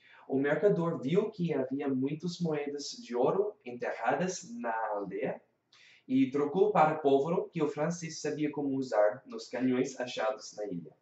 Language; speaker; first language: Portuguese; non-native, learner; English